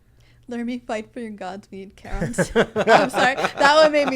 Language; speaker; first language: English; native; English